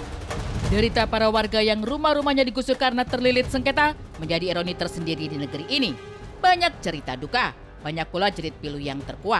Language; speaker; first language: Indonesian; native; Indonesian